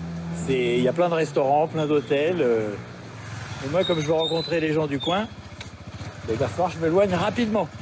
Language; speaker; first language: French; native; French